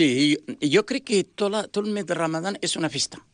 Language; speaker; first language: Catalan; non-native, learner; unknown